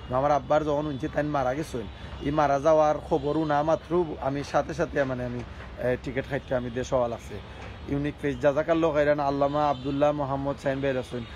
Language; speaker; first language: Bangla; native; Bangla